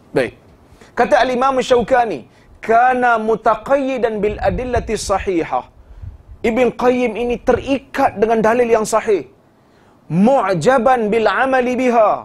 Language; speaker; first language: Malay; native; Malay